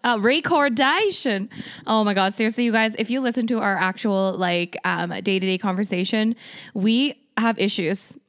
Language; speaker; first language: English; early bilingual, other home language; Korean